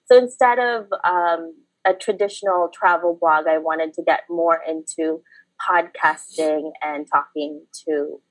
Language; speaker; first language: English; early bilingual, other home language; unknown